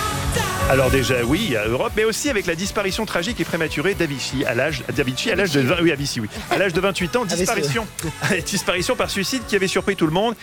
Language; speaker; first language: French; native; French